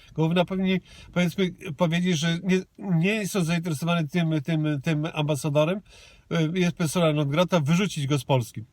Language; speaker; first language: Polish; native; Polish